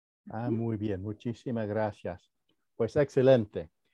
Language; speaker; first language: Spanish; early bilingual, heritage; Spanish